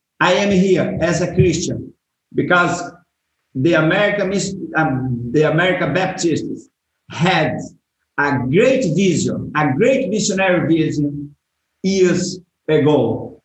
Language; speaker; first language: English; non-native, learner; Portuguese